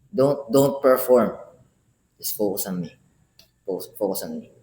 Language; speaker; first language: English; non-native, local second language; Filipino